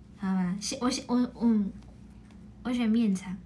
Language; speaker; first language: Chinese; non-native, fluent; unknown